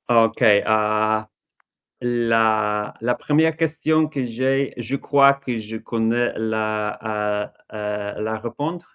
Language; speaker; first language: French; non-native, learner; English